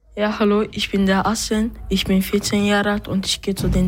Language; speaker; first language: German; early bilingual, other home language; Turkish